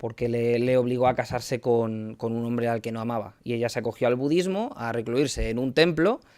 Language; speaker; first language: Spanish; native; Spanish